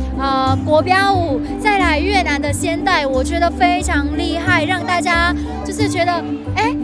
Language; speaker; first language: Chinese; non-native, fluent; Vietnamese